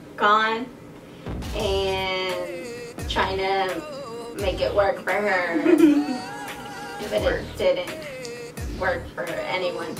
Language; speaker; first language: English; early bilingual, other home language; Spanish